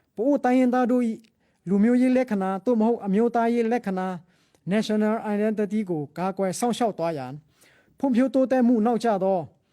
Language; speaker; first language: Burmese; non-native, local second language; Pa'o Karen